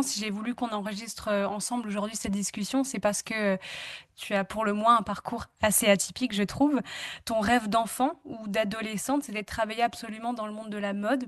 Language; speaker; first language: French; native; French